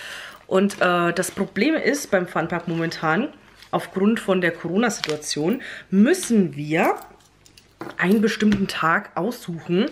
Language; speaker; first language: German; native; German